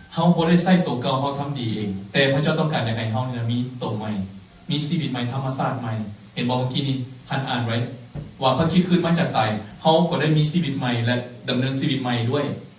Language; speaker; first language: Thai; non-native, local second language; Lao